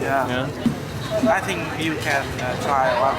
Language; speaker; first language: English; non-native, learner; Vietnamese